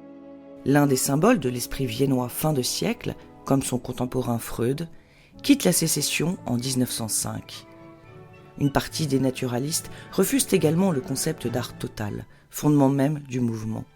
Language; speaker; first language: French; native; French